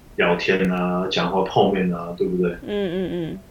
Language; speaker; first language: Chinese; early bilingual, heritage; Danish